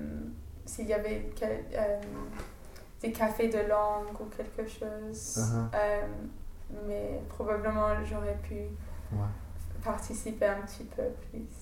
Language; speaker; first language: French; non-native, fluent; English